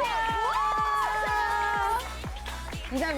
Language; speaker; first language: Korean; non-native, fluent; Chinese